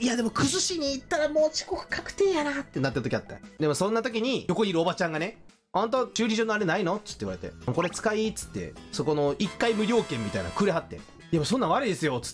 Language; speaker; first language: Japanese; native; Japanese